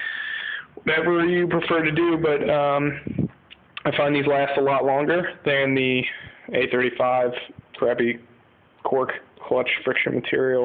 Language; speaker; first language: English; native; English